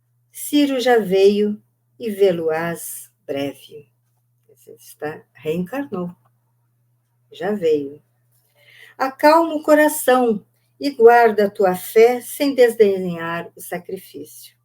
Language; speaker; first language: Portuguese; native; Portuguese